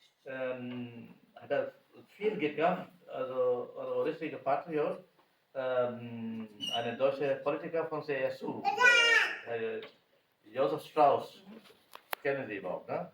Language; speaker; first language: German; non-native, learner; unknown